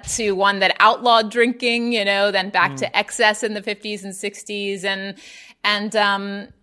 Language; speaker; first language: English; native; English